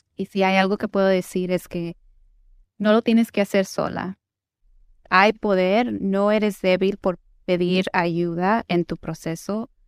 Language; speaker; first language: Spanish; early bilingual, heritage; Spanish